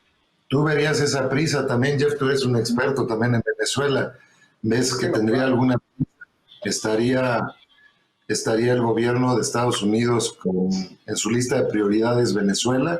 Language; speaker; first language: Spanish; native; Spanish